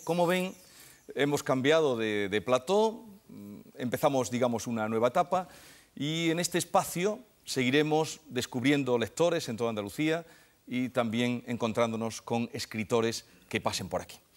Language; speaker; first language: Spanish; native; Spanish